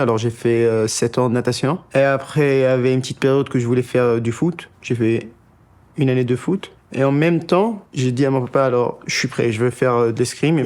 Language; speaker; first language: French; non-native, local second language; Arabic